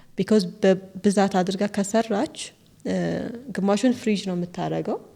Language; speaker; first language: Amharic; early bilingual, heritage; Amharic